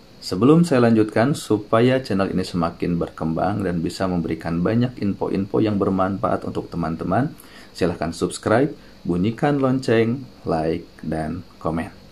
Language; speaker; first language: Indonesian; non-native, local second language; Sundanese